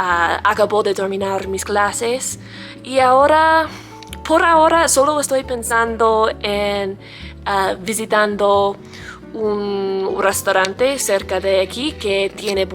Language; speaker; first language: Spanish; non-native, learner; English